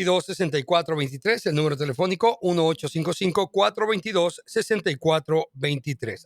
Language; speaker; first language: Spanish; native; Spanish